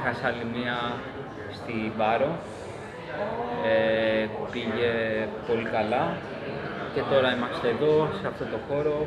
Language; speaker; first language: Greek; early bilingual, other home language; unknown